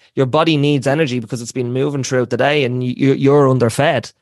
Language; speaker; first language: English; native; English